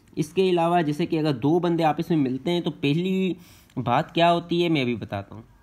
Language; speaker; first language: Urdu; native; Urdu